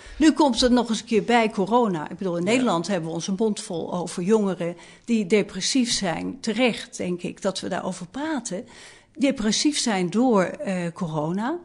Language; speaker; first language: Dutch; native; Dutch